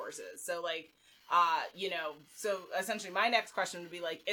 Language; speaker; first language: English; native; English